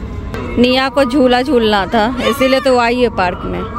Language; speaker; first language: Hindi; native; Hindi